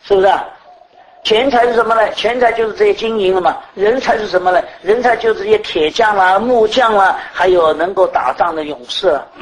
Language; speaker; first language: Chinese; native; Chinese